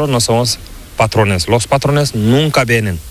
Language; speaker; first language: Spanish; non-native, learner; Fula